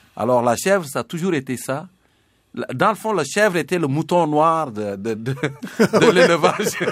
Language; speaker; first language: French; non-native, local second language; Serer